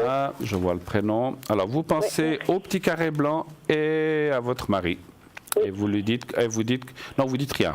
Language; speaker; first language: French; native; French